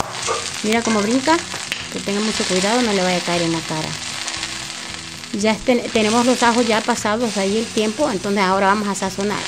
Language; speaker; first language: Spanish; native; Spanish